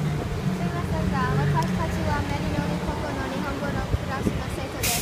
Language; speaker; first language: Japanese; non-native, learner; English